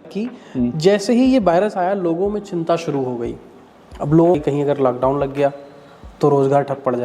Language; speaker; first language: Hindi; native; Hindi